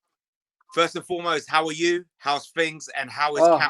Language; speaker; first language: English; native; English